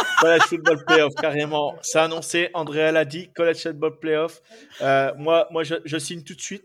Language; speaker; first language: French; native; French